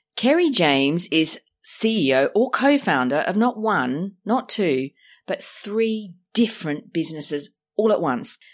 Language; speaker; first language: English; native; English